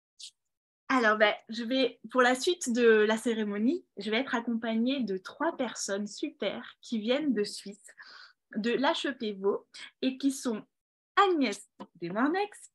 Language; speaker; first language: French; native; French